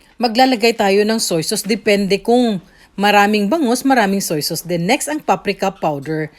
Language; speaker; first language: Filipino; native; Filipino